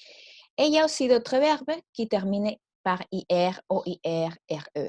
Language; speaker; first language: French; non-native, fluent; Spanish